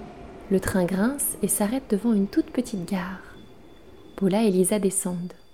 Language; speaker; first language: French; native; French